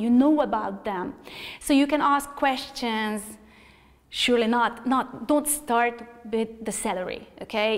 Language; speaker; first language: English; non-native, fluent; Hungarian